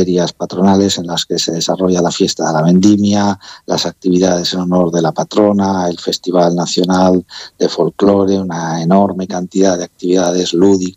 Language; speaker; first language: Spanish; native; Spanish